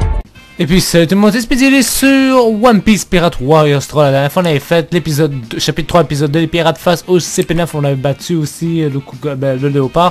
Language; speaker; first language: French; native; French